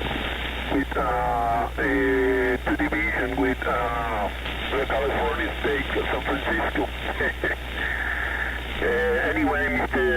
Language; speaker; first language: English; non-native, learner; Spanish